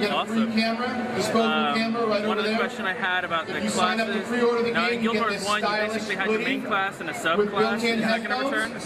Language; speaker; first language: English; native; English